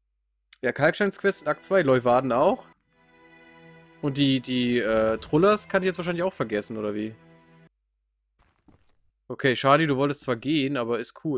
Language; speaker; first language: German; native; German